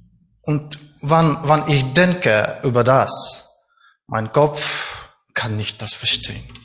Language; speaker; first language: German; non-native, learner; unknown